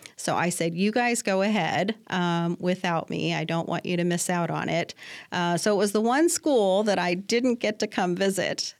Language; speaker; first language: English; native; English